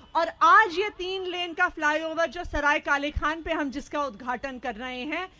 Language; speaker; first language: Hindi; native; Hindi